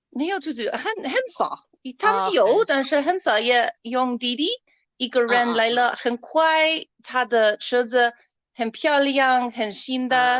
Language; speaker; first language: Chinese; non-native, learner; English